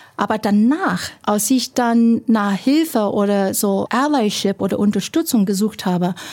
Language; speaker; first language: German; non-native, fluent; Chinese